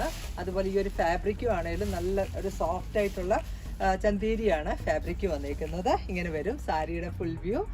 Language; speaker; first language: Malayalam; native; Malayalam